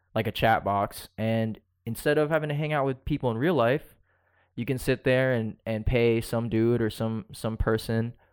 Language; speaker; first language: English; early bilingual, other home language; Filipino